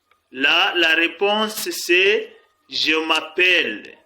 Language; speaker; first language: French; non-native, fluent; Kinyarwanda